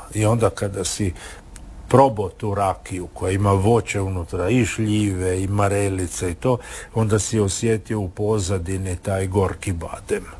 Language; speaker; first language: Croatian; native; Croatian